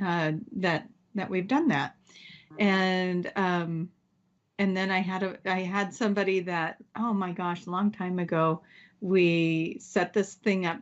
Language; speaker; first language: English; native; English